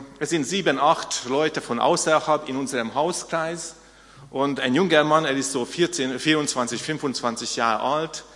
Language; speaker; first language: German; non-native, fluent; Hungarian